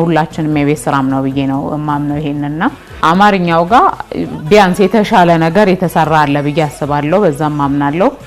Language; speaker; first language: Amharic; non-native, local second language; Oromo